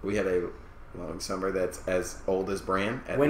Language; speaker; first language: English; native; English